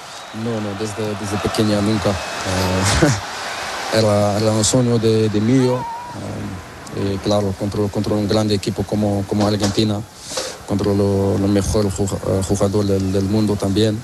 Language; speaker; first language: Spanish; non-native, learner; Portuguese